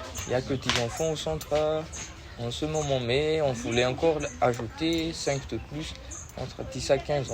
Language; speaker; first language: French; non-native, local second language; Malagasy